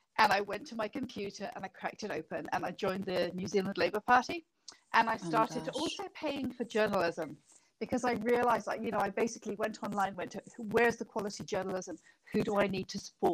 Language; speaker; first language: English; native; English